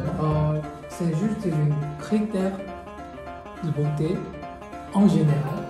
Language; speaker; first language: French; non-native, fluent; Korean